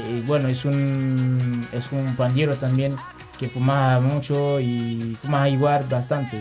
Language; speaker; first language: Spanish; non-native, learner; Haitian Creole